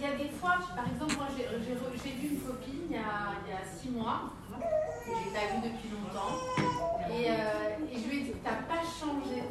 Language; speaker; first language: French; native; French